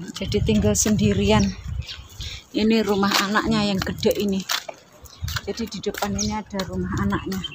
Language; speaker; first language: Indonesian; non-native, local second language; Javanese